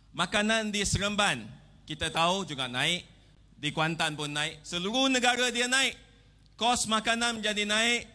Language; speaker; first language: Malay; non-native, local second language; Chinese